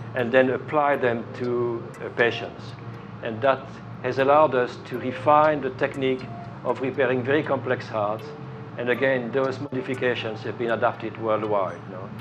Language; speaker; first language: English; non-native, fluent; French